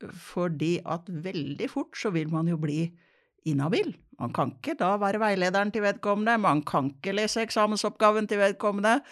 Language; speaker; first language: Norwegian; native; Norwegian